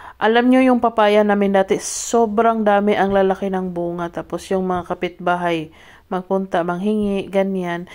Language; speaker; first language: Filipino; non-native, local second language; Cebuano